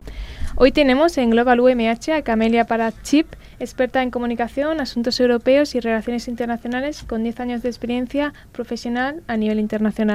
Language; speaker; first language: Spanish; native; Spanish